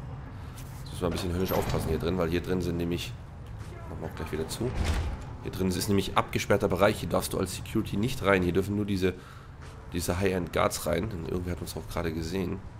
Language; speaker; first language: German; native; German